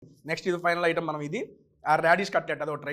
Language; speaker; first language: Telugu; native; Telugu